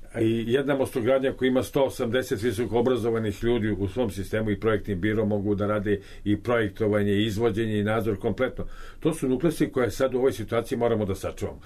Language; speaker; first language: Serbian; native; Serbian